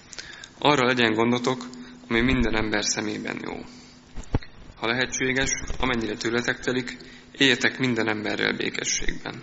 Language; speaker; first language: Hungarian; native; Hungarian